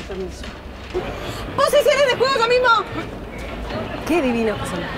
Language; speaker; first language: Spanish; native; Spanish